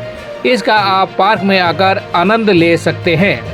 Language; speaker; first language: Hindi; native; Hindi